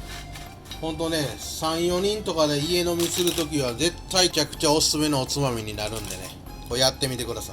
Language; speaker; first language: Japanese; native; Japanese